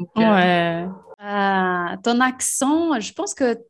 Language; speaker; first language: French; non-native, fluent; Portuguese